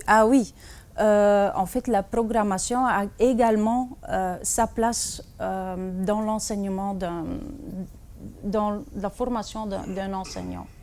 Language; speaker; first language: French; non-native, fluent; Dutch